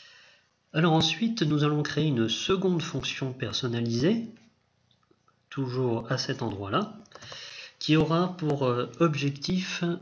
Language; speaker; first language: French; native; French